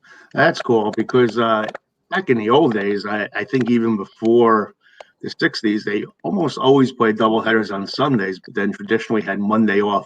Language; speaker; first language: English; native; English